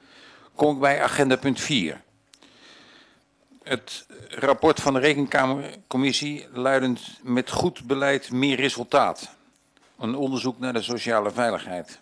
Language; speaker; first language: Dutch; native; Dutch